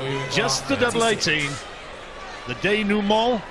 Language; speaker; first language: English; native; English